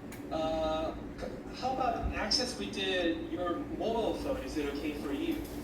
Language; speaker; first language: English; non-native, fluent; Korean